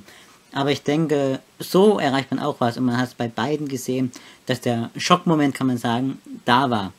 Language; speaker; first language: German; native; German